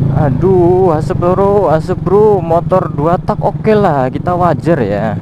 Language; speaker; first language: Indonesian; non-native, local second language; Javanese